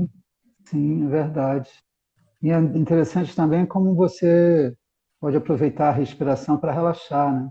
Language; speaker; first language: Portuguese; native; Portuguese